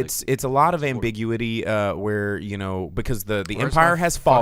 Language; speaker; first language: English; native; English